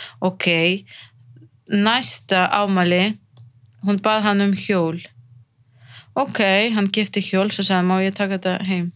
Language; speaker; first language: Icelandic; non-native, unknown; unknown